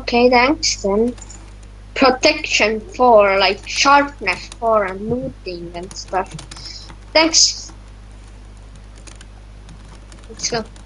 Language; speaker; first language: English; non-native, learner; Estonian